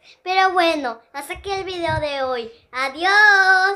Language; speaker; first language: Spanish; native; Spanish